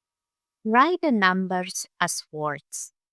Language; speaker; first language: English; non-native, fluent; Polish